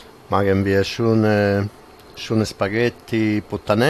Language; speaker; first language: German; non-native, fluent; Italian